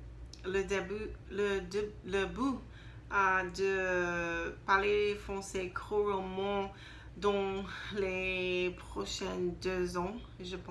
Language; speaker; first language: French; non-native, learner; English